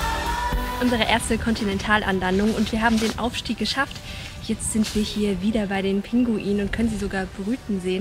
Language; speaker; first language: German; native; German